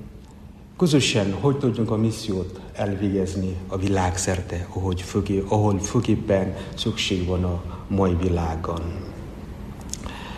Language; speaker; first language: Hungarian; non-native, fluent; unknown